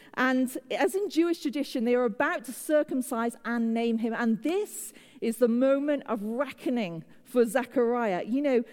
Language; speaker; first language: English; native; English